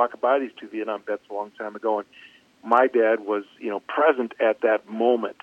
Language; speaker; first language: English; native; English